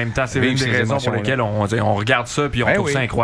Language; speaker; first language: French; native; French